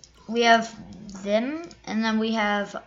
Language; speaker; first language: English; native; English